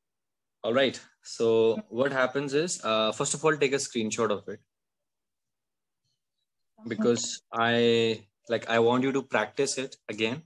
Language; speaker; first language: English; non-native, local second language; Hindi